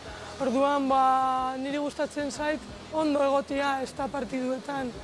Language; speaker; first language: Basque; non-native, local second language; Spanish